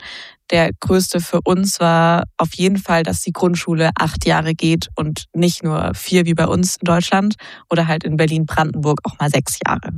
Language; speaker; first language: German; native; German